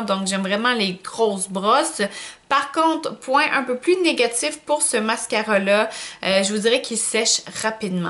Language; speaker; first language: French; native; French